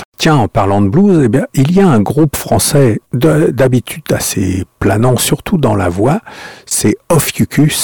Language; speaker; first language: French; native; French